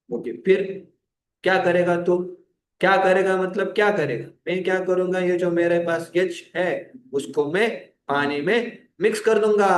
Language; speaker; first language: Hindi; non-native, local second language; Marathi